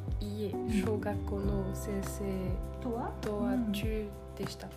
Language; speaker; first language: Japanese; non-native, learner; French